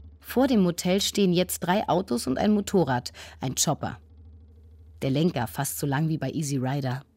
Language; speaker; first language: German; native; German